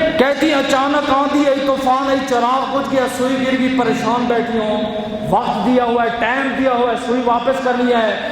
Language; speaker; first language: Urdu; non-native, local second language; Punjabi